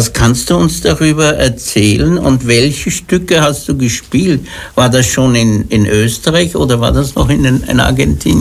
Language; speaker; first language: German; native; German